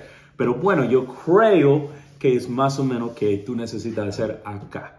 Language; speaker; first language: Spanish; non-native, learner; English